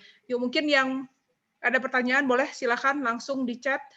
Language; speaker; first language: Indonesian; native; Indonesian